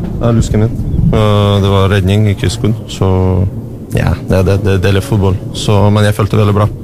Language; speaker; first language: Norwegian; non-native, learner; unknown